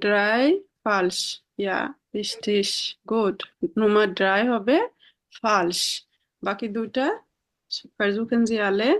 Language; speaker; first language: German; non-native, fluent; Bangla